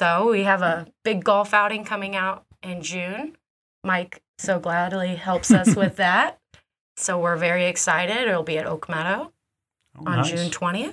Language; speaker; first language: English; native; English